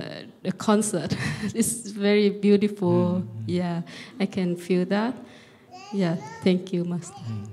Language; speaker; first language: English; non-native, learner; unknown